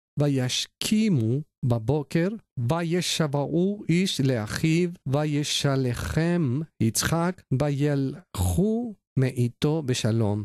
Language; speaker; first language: Hebrew; non-native, learner; Spanish